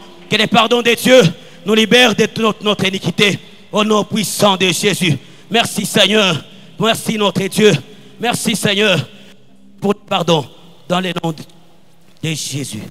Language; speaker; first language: French; non-native, local second language; Lingala